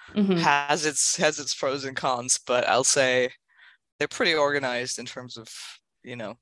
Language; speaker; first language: English; non-native, fluent; German